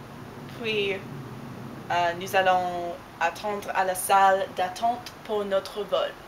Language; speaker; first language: French; non-native, learner; English